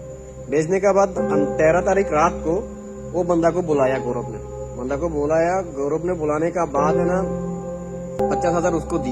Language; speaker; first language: Hindi; non-native, fluent; Bangla